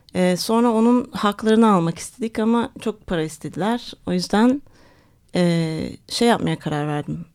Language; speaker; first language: Turkish; early bilingual, heritage; Turkish